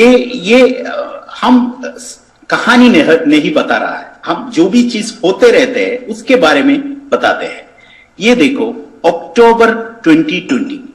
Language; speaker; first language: Hindi; non-native, fluent; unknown